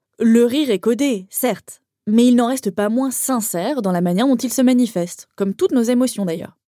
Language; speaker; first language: French; native; French